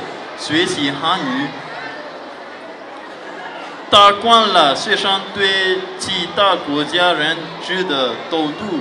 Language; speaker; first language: Chinese; non-native, fluent; Malagasy